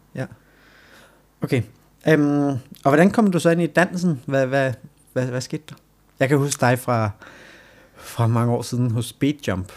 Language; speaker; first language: Danish; native; Danish